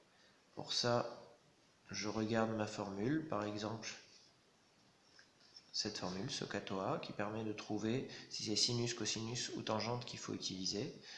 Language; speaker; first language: French; native; French